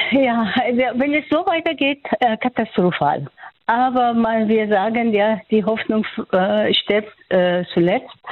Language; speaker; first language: German; non-native, fluent; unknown